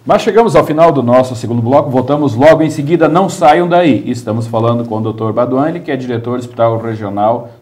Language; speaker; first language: Portuguese; native; Portuguese